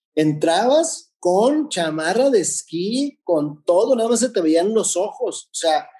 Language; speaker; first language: Spanish; native; Spanish